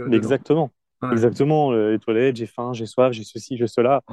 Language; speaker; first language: French; native; French